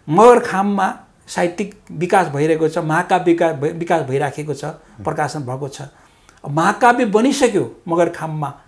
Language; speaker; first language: Nepali; non-native, local second language; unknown